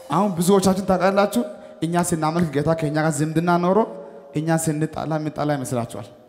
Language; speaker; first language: Amharic; non-native, local second language; Wolaytta